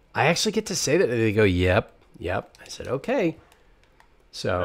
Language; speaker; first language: English; native; English